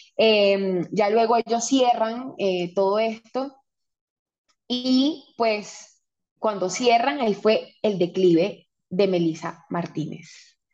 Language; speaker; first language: Spanish; native; Spanish